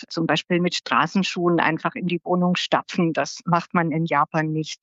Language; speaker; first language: German; native; German